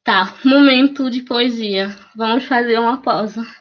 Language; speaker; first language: Portuguese; non-native, fluent; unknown